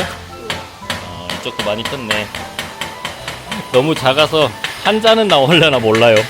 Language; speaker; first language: Korean; native; Korean